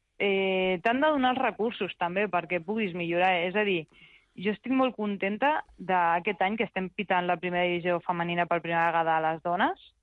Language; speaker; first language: Catalan; early bilingual, other home language; Spanish